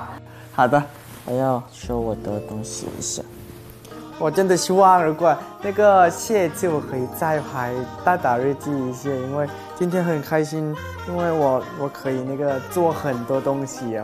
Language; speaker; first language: Chinese; non-native, learner; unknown